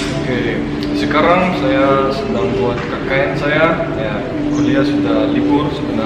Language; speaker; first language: Indonesian; non-native, fluent; Turkmen